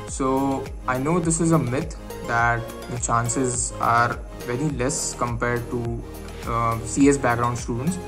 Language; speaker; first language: English; non-native, local second language; Marathi